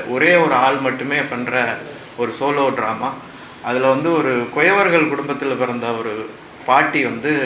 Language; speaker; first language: Tamil; native; Tamil